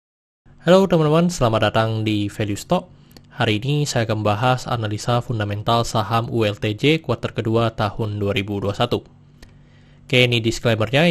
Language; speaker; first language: Indonesian; native; Indonesian